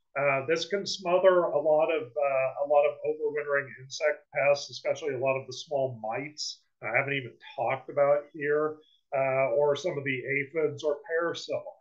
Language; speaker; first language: English; native; English